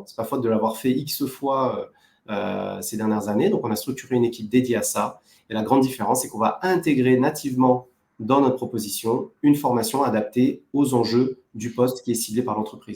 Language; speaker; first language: French; native; French